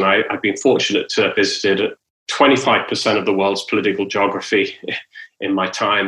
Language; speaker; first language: English; native; English